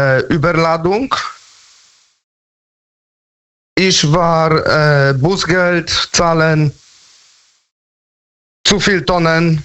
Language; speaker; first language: German; non-native, learner; Polish